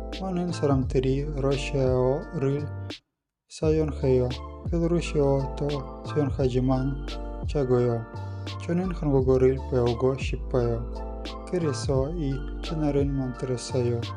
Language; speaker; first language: Korean; non-native, learner; Russian